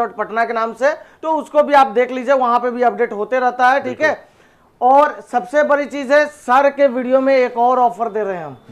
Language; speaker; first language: Hindi; native; Hindi